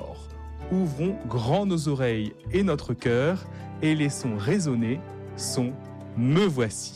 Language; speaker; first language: French; native; French